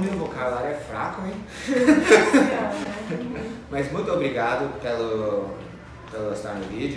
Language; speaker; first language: Portuguese; non-native, fluent; English